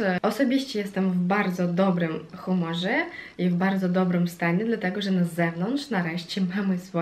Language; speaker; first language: Polish; non-native, fluent; Russian